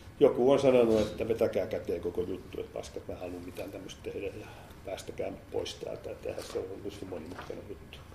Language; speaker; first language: Finnish; native; Finnish